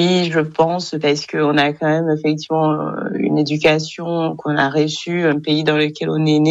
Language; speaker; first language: French; non-native, local second language; Kinyarwanda